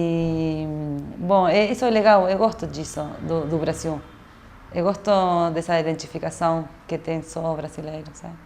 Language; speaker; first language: Portuguese; non-native, fluent; Spanish